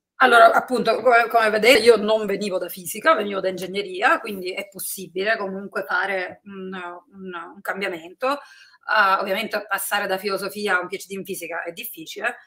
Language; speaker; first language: Italian; native; Italian